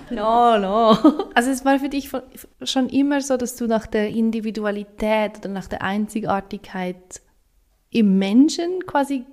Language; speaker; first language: German; native; German